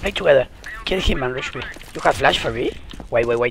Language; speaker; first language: English; non-native, learner; Spanish